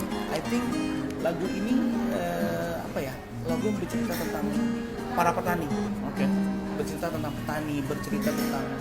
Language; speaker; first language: Indonesian; non-native, local second language; Achinese